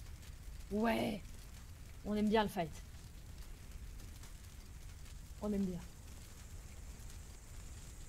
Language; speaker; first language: French; native; French